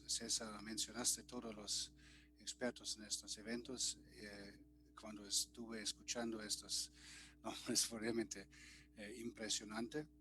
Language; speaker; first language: Spanish; non-native, fluent; German